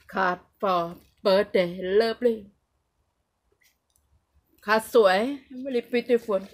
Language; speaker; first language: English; non-native, learner; Thai